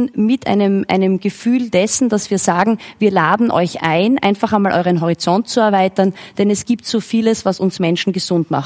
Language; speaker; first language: German; native; German